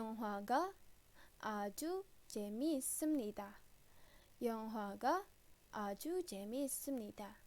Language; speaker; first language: Korean; non-native, fluent; Indonesian